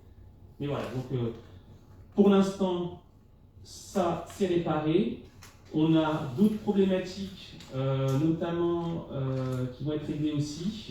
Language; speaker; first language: French; native; French